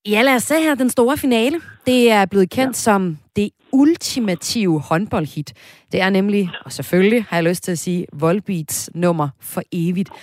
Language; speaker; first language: Danish; native; Danish